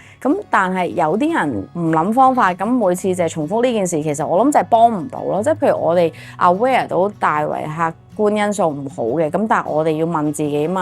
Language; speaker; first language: Cantonese; native; Cantonese